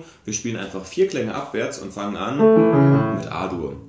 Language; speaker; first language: German; native; German